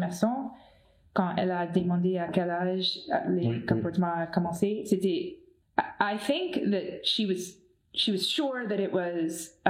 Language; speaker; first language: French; non-native, learner; English